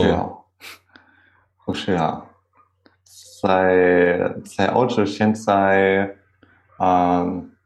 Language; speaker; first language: Chinese; non-native, learner; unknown